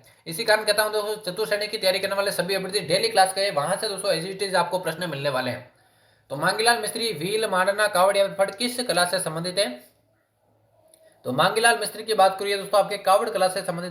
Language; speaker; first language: Hindi; native; Hindi